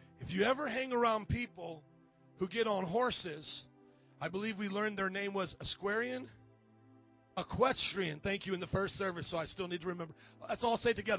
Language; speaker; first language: English; native; English